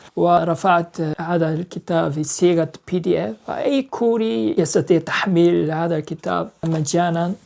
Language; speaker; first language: Arabic; non-native, learner; Korean